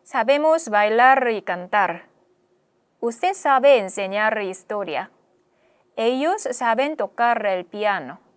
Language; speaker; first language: Spanish; non-native, fluent; Korean